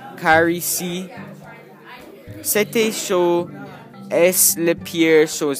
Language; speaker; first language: French; non-native, learner; English